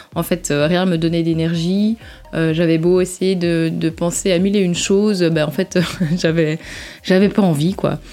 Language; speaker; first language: French; native; French